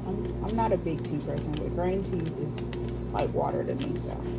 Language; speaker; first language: English; native; English